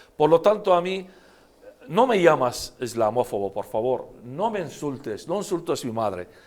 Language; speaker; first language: Spanish; non-native, fluent; Arabic